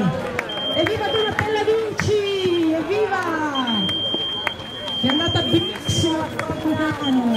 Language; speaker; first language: Italian; native; Italian